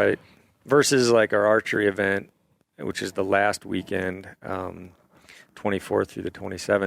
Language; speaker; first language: English; native; English